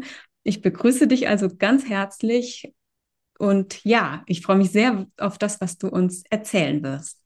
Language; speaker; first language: German; native; German